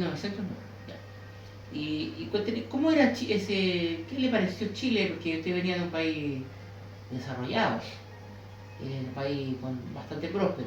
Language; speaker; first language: Spanish; native; Spanish